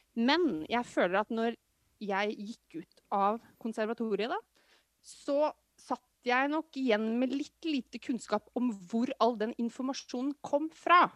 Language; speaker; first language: Norwegian; native; Norwegian